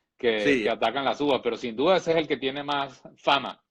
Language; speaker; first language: Spanish; native; Spanish